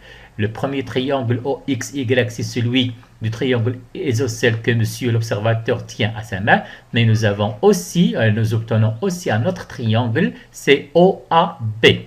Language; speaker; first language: French; non-native, local second language; Arabic